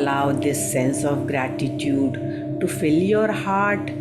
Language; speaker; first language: English; non-native, local second language; Hindi